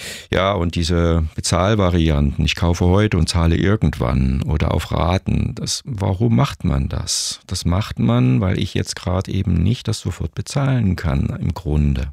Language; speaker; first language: German; native; German